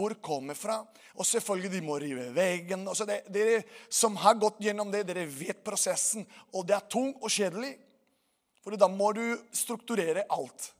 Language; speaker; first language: Norwegian; non-native, fluent; Portuguese